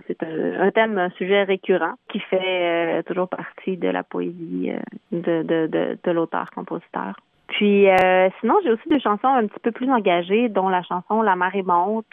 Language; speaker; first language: French; native; French